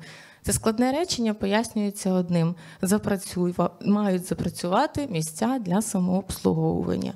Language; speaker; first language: Ukrainian; native; Ukrainian